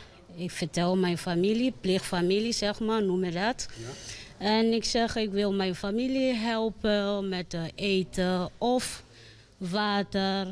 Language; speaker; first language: Dutch; non-native, learner; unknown